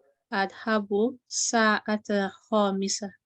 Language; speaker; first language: Arabic; non-native, learner; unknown